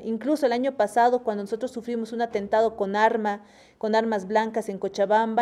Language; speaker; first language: Spanish; native; Spanish